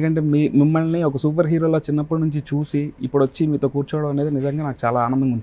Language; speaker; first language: Telugu; native; Telugu